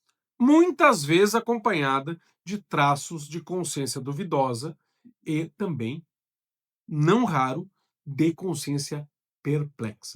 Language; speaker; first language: Portuguese; native; Portuguese